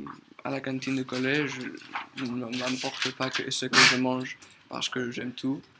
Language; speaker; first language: French; non-native, learner; Spanish